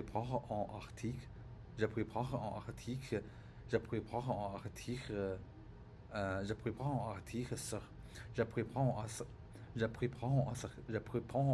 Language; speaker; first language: French; non-native, learner; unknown